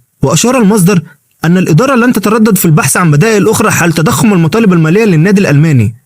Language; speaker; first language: Arabic; native; Arabic